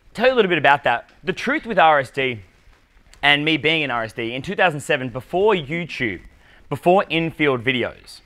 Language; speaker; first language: English; native; English